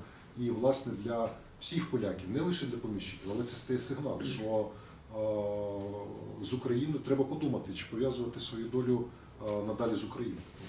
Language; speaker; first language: Ukrainian; native; Ukrainian